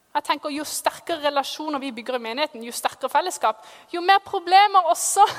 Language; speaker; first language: Norwegian; native; Norwegian